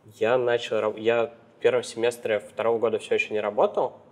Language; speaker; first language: Russian; native; Russian